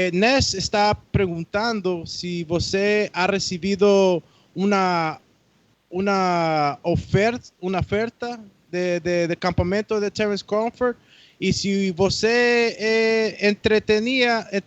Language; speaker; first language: Portuguese; non-native, fluent; Spanish